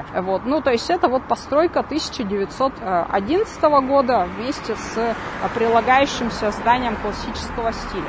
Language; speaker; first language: Russian; native; Russian